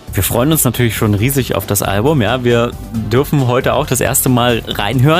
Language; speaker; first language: German; native; German